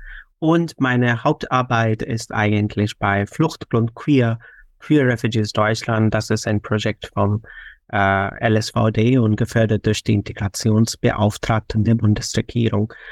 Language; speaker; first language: German; non-native, fluent; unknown